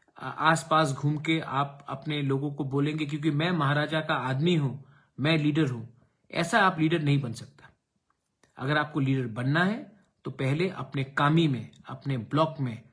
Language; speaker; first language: Hindi; non-native, local second language; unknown